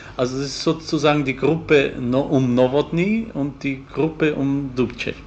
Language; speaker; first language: German; native; German